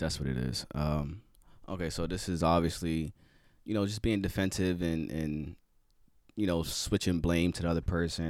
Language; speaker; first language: English; native; English